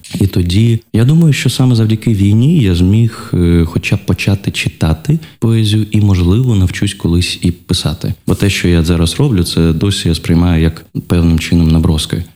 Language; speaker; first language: Ukrainian; non-native, local second language; Russian